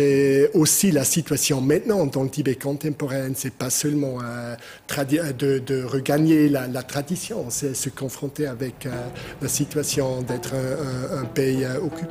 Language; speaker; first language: French; non-native, fluent; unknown